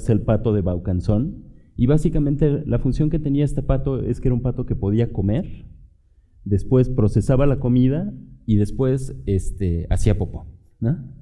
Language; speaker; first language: Spanish; native; Spanish